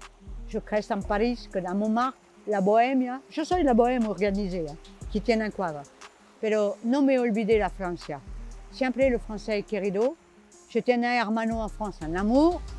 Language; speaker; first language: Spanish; non-native, learner; French